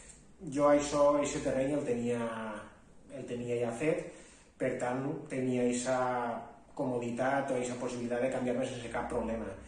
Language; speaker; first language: Catalan; non-native, local second language; Spanish